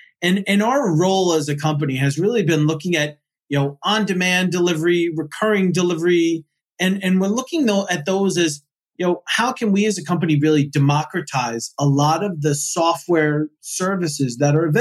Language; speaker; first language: English; native; English